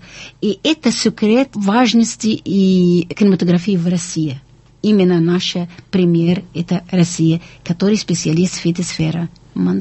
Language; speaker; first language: Russian; non-native, fluent; Arabic